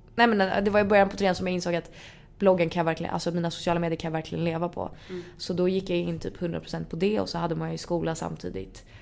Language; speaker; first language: Swedish; native; Swedish